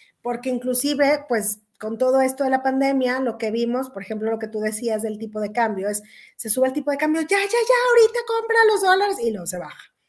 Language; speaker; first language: Spanish; native; Spanish